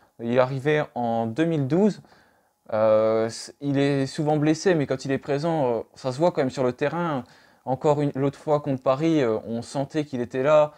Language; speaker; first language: French; native; French